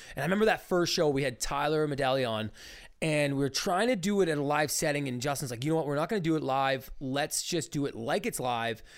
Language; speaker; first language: English; native; English